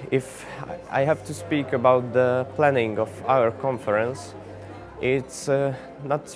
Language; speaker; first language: English; non-native, fluent; Hungarian